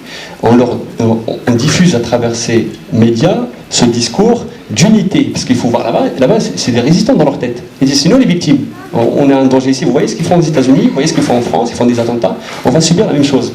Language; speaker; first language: French; native; French